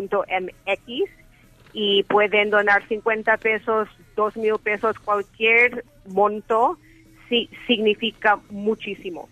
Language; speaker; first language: Spanish; early bilingual, heritage; English